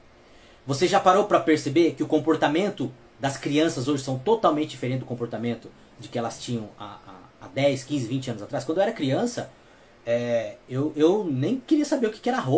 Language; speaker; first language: Portuguese; native; Portuguese